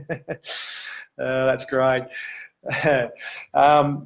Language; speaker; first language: English; native; English